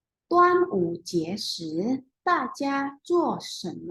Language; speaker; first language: Chinese; non-native, fluent; Indonesian